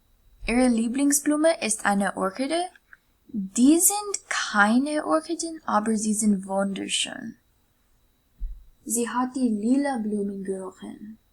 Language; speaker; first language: German; non-native, learner; English